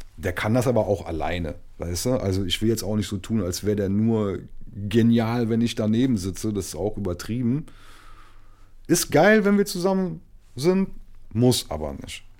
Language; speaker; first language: German; native; German